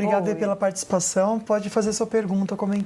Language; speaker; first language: Portuguese; native; Portuguese